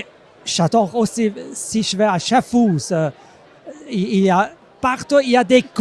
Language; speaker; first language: French; non-native, local second language; German